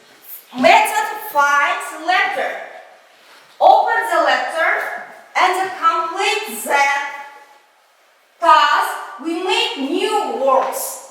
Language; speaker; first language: English; non-native, learner; Kazakh